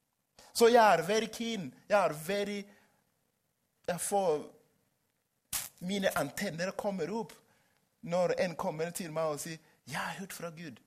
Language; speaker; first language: Swedish; non-native, fluent; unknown